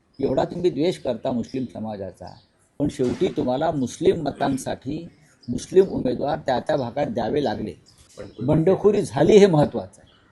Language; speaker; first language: Marathi; native; Marathi